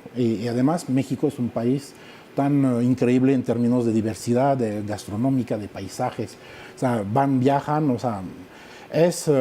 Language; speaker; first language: Spanish; non-native, fluent; French